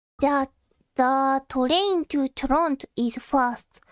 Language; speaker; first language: English; non-native, learner; Japanese